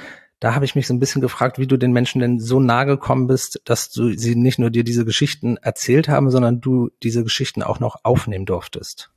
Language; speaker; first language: German; native; German